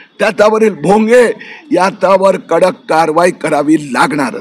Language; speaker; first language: Marathi; non-native, local second language; Gujarati